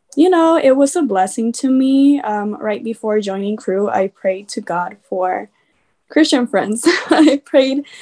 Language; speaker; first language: English; early bilingual, other home language; Spanish